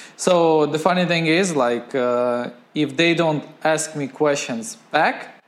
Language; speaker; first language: English; non-native, fluent; Ukrainian